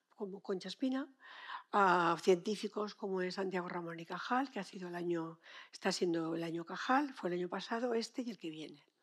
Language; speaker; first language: Spanish; native; Spanish